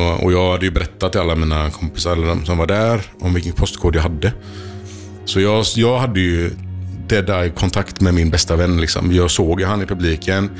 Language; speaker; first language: Swedish; early bilingual, other home language; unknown